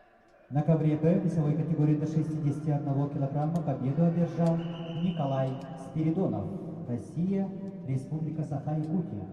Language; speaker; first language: Russian; native; Russian